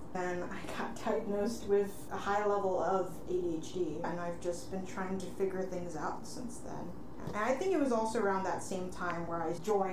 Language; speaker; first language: English; native; English